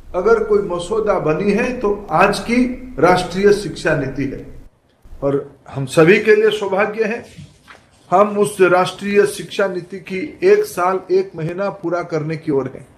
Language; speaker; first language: Hindi; non-native, local second language; Odia